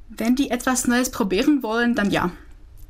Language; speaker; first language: German; non-native, fluent; Czech